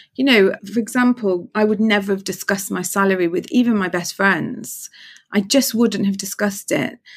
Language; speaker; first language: English; native; English